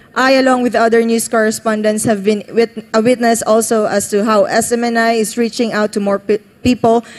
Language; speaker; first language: English; non-native, local second language; Filipino